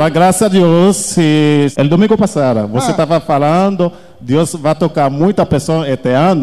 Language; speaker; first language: Portuguese; non-native, learner; Haitian Creole